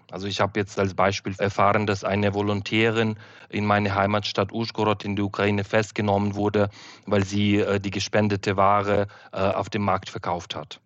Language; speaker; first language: German; non-native, fluent; Ukrainian